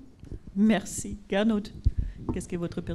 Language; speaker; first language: French; non-native, fluent; German